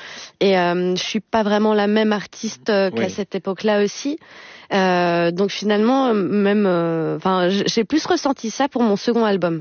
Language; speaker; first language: French; native; French